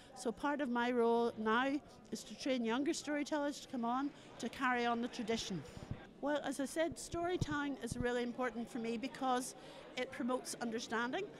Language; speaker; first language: English; native; English